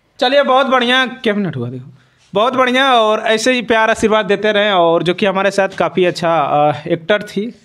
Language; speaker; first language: Hindi; native; Hindi